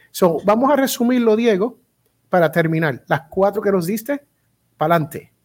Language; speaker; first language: Spanish; native; Spanish